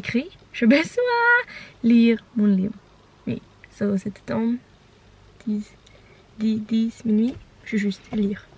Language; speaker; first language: French; non-native, learner; Norwegian